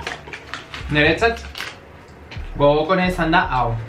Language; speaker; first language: Basque; non-native, local second language; Spanish